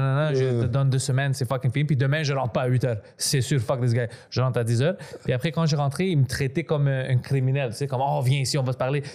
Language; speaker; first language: French; non-native, fluent; Greek